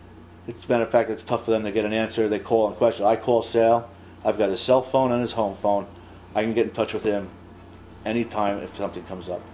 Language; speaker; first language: English; native; English